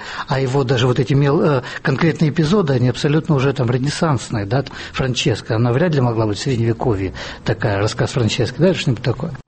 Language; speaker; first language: Russian; native; Russian